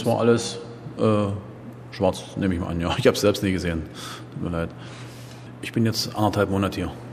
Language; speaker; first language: German; native; German